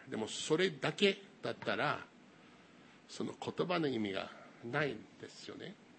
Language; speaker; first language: Japanese; non-native, fluent; English